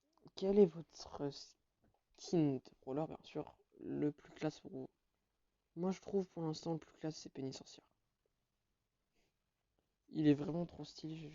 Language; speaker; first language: French; native; French